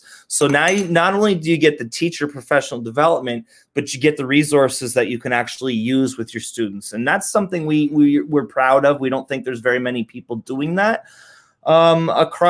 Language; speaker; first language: English; native; English